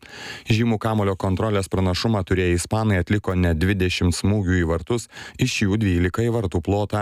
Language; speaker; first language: Lithuanian; native; Lithuanian